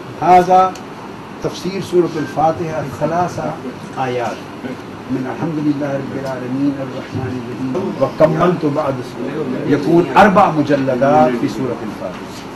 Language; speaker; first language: Arabic; non-native, learner; Urdu